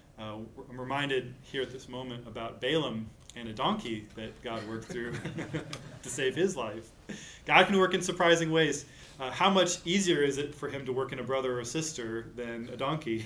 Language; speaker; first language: English; native; English